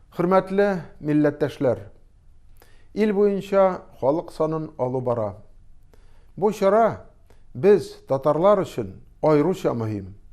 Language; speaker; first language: Tatar; non-native, local second language; Russian